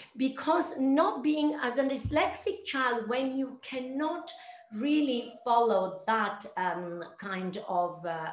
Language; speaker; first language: English; non-native, fluent; Italian